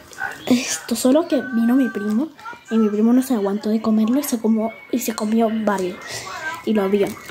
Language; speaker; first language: Spanish; native; Spanish